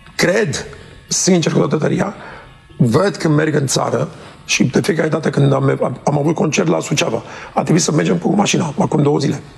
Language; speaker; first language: Romanian; early bilingual, heritage; Romanian